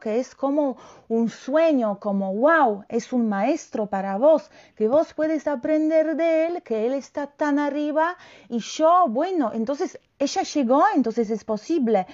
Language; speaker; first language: Spanish; non-native, fluent; Polish